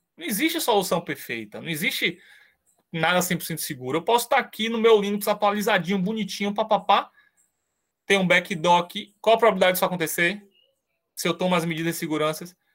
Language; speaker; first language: Portuguese; native; Portuguese